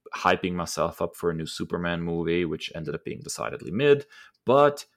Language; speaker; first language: English; early bilingual, other home language; German